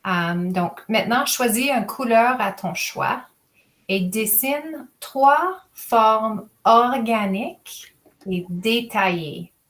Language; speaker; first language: French; non-native, fluent; English